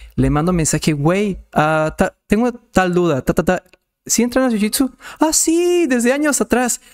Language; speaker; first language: Spanish; non-native, fluent; Serbian